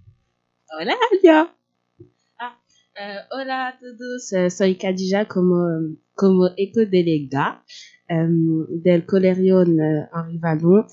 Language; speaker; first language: Spanish; non-native, learner; French